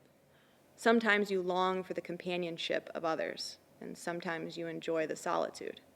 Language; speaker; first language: English; native; English